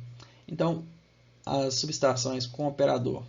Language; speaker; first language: Portuguese; native; Portuguese